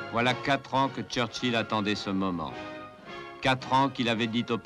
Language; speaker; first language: French; native; French